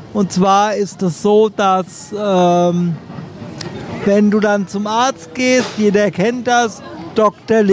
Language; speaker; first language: German; native; German